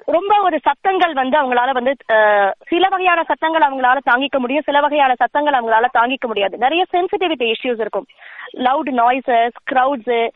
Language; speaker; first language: Tamil; native; Tamil